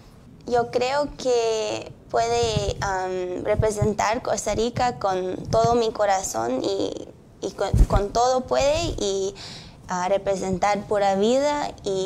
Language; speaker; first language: Spanish; early bilingual, heritage; English